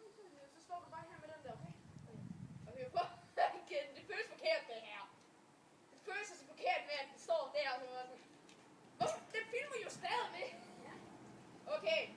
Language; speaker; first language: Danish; native; Danish